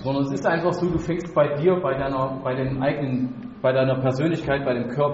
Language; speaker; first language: German; native; German